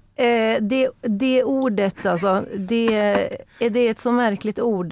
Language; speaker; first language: Norwegian; non-native, fluent; Swedish